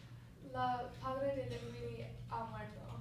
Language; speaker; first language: Spanish; non-native, learner; English